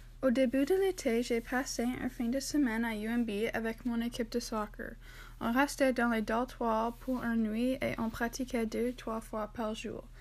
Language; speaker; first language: French; non-native, learner; English